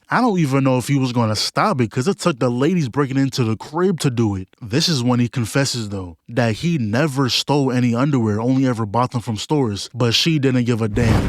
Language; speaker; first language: English; native; English